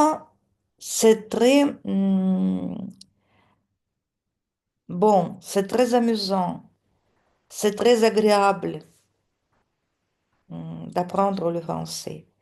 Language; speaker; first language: French; non-native, fluent; Russian